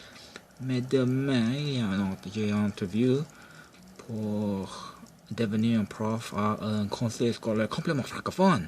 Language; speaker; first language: French; non-native, local second language; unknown